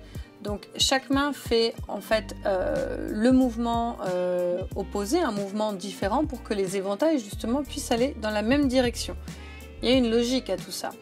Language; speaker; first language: French; native; French